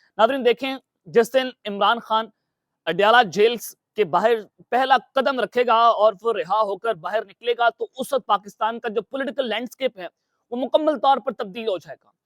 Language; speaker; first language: Urdu; non-native, local second language; Punjabi